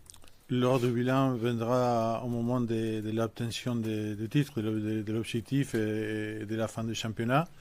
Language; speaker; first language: French; non-native, fluent; Spanish